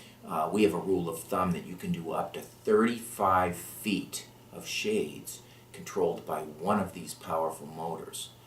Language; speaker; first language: English; native; English